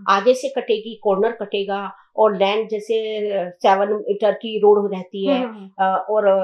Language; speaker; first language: Hindi; native; Hindi